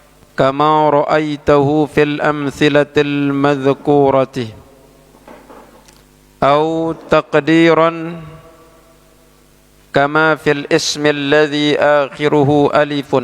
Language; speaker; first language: Arabic; non-native, fluent; Indonesian